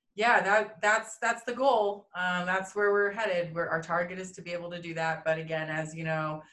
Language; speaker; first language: English; native; English